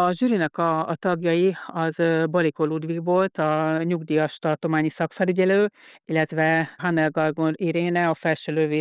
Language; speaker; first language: Hungarian; native; Hungarian